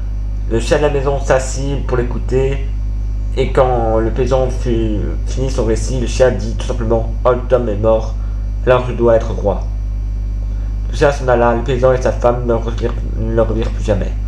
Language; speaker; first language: French; native; French